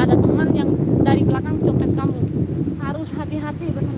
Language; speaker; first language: Indonesian; non-native, fluent; Spanish